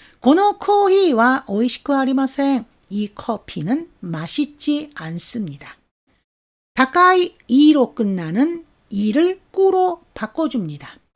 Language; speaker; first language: Korean; native; Korean